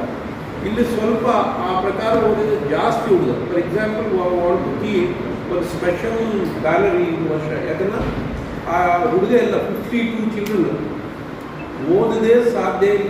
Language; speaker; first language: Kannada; non-native, local second language; Telugu